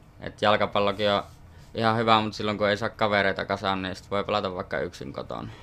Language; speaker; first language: Finnish; native; Finnish